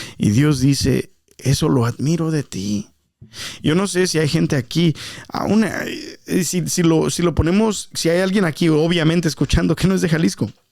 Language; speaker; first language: Spanish; native; Spanish